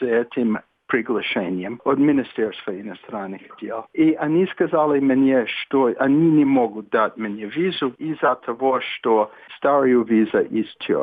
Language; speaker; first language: Russian; non-native, fluent; English